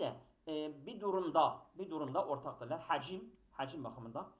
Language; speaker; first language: Turkish; native; Turkish